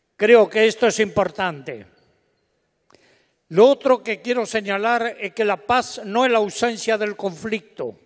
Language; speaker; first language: Spanish; native; Spanish